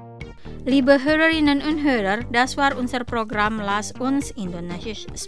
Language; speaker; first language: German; non-native, fluent; Indonesian